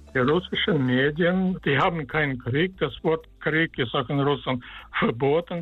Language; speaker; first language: German; non-native, fluent; Russian